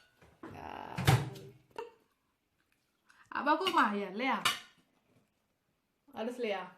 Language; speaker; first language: German; non-native, learner; Indonesian